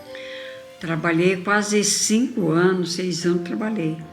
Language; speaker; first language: Portuguese; non-native, local second language; Japanese